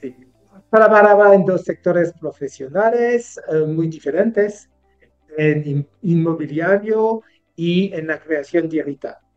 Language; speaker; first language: Spanish; non-native, learner; French